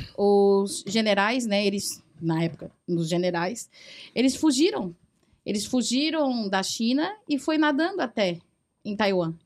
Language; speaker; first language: Portuguese; early bilingual, other home language; Chinese